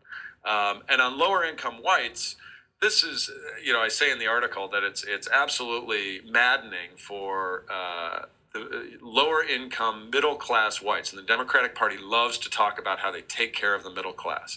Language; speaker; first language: English; native; English